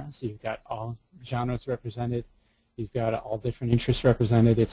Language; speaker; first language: English; native; English